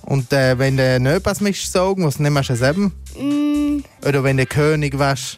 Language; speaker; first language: German; native; German